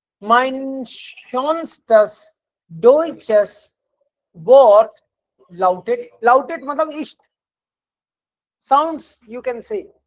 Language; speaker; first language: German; non-native, fluent; Hindi